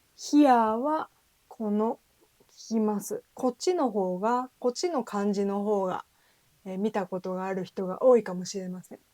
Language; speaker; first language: Japanese; native; Japanese